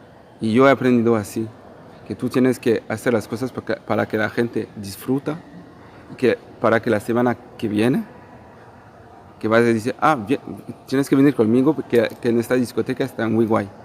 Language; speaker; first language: Spanish; non-native, fluent; Portuguese